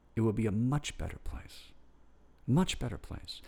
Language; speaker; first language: English; native; English